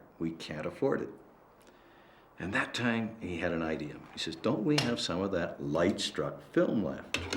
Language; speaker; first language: English; native; English